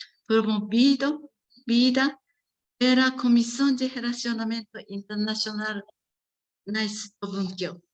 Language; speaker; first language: Portuguese; non-native, learner; Japanese